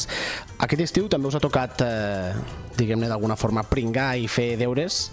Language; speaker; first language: Catalan; native; Catalan